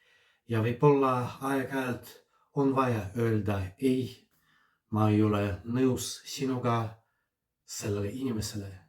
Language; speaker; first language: Estonian; non-native, fluent; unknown